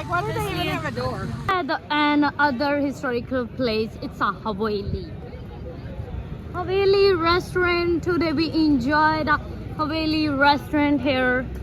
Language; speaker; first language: English; non-native, local second language; Punjabi